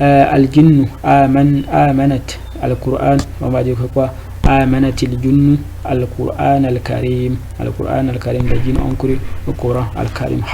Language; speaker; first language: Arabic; non-native, fluent; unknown